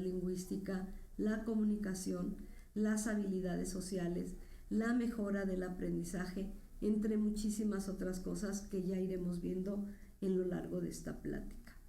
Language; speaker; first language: Spanish; native; Spanish